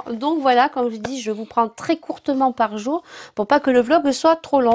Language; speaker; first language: French; native; French